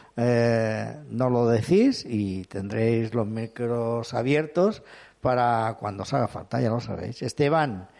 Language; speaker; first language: Spanish; non-native, local second language; Catalan